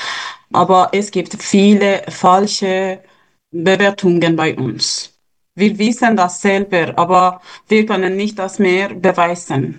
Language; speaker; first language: German; non-native, fluent; Persian